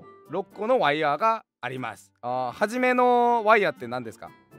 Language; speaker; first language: Japanese; non-native, fluent; Korean